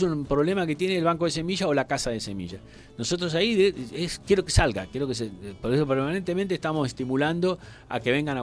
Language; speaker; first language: Spanish; native; Spanish